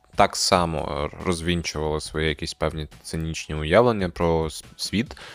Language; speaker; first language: Ukrainian; non-native, local second language; Russian